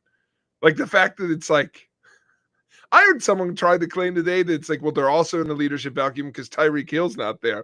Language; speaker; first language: English; native; English